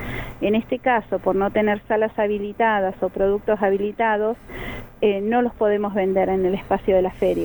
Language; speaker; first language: Spanish; native; Spanish